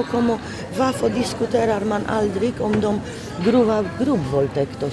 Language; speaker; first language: Swedish; non-native, fluent; Polish